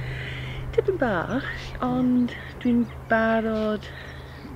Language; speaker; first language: Welsh; non-native, learner; English